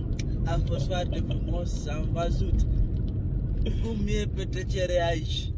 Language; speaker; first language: Romanian; non-native, learner; Swahili